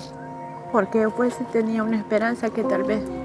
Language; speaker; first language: Spanish; native; Spanish